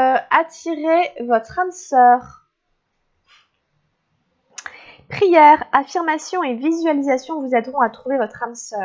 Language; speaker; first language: French; native; French